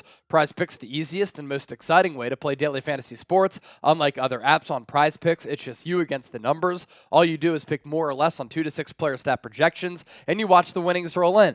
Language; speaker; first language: English; native; English